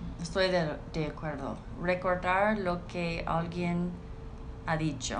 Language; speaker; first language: Spanish; non-native, learner; English